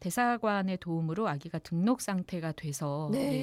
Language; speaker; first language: Korean; native; Korean